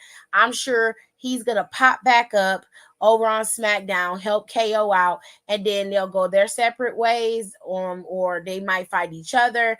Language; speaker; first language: English; native; English